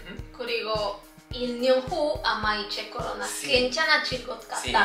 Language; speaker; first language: Korean; non-native, learner; Spanish